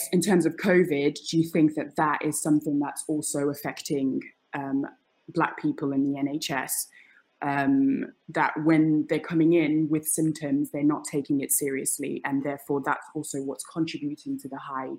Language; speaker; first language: English; native; English